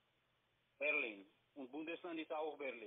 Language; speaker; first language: German; non-native, fluent; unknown